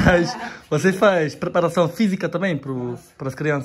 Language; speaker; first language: Portuguese; non-native, learner; German